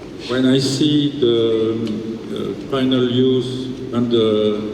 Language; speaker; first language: English; non-native, learner; French